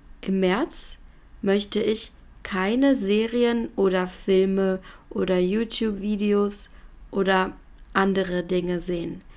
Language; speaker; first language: German; native; German